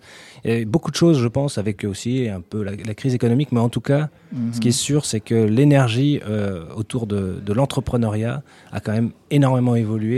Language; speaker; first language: French; native; French